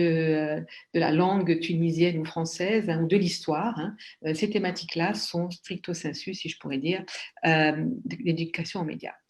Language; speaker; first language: French; native; French